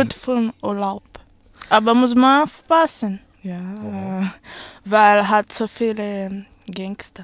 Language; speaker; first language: German; non-native, learner; Portuguese